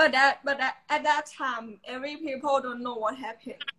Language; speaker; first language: English; non-native, learner; Thai